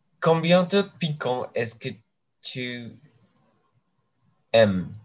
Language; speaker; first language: French; non-native, learner; English